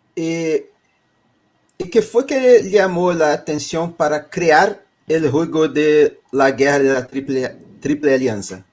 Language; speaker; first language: Spanish; non-native, learner; Portuguese